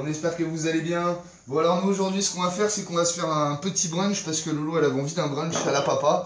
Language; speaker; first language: French; native; French